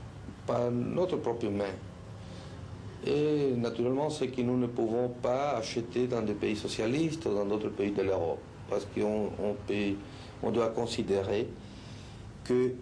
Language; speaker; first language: French; non-native, fluent; Spanish